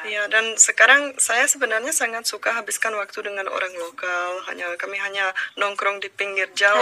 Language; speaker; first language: Indonesian; non-native, fluent; Czech